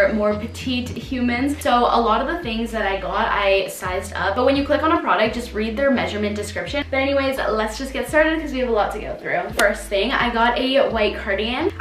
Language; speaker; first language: English; native; English